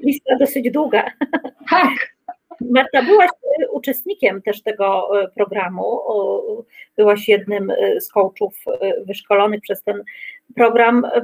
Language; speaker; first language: Polish; native; Polish